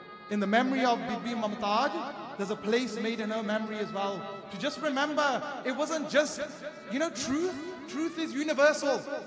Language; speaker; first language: English; early bilingual, other home language; Punjabi